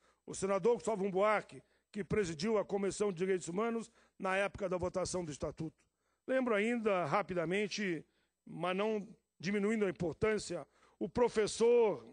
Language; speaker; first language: Portuguese; native; Portuguese